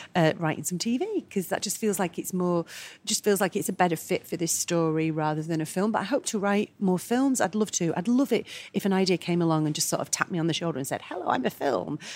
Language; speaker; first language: English; native; English